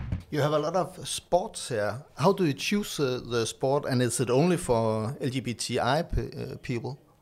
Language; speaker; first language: English; non-native, learner; Danish